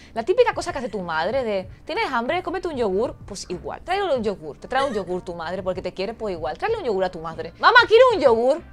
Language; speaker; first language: Spanish; native; Spanish